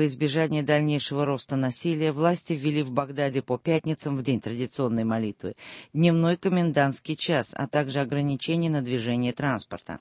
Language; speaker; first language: Russian; native; Russian